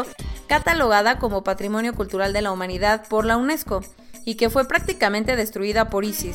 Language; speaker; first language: Spanish; native; Spanish